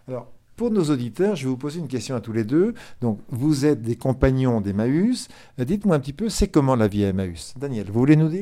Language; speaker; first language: French; native; French